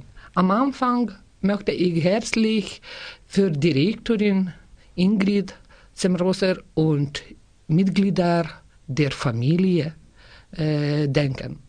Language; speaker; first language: German; non-native, learner; Lithuanian